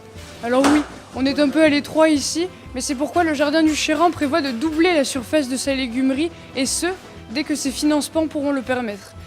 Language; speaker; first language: French; native; French